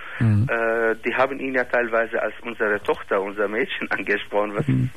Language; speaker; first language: German; non-native, fluent; Arabic